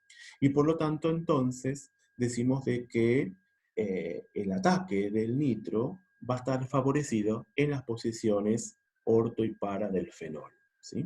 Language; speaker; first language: Spanish; native; Spanish